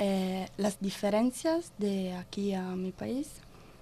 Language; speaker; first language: Spanish; non-native, learner; Italian